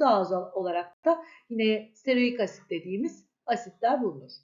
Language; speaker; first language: Turkish; native; Turkish